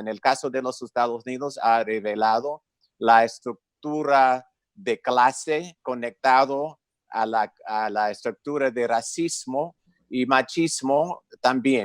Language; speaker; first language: Spanish; non-native, fluent; English